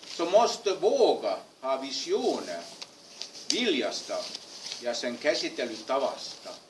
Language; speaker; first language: Finnish; non-native, fluent; German